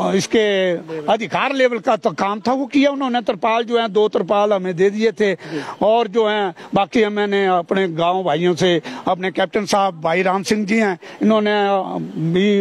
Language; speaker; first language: Hindi; native; Hindi